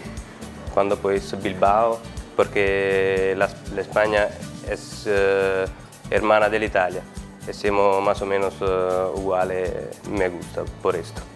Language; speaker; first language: Spanish; non-native, learner; Italian